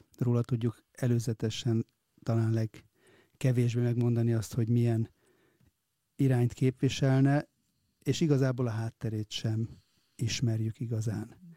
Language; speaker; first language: Hungarian; native; Hungarian